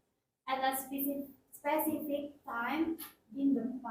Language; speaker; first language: English; non-native, learner; Indonesian